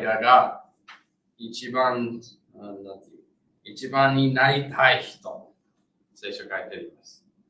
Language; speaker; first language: Japanese; non-native, fluent; English